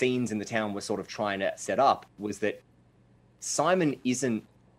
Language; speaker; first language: English; native; English